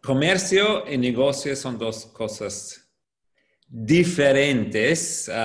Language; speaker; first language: Spanish; non-native, fluent; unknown